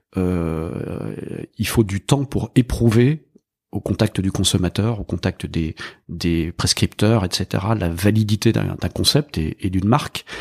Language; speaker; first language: French; native; French